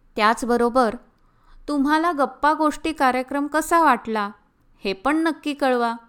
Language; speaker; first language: Marathi; early bilingual, heritage; Marathi